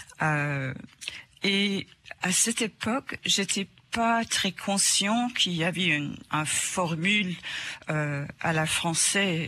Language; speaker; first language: French; non-native, fluent; English